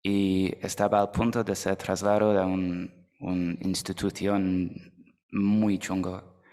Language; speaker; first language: Spanish; non-native, fluent; English